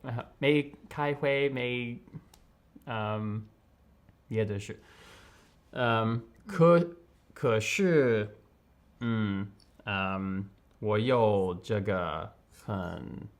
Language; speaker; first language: Chinese; non-native, learner; English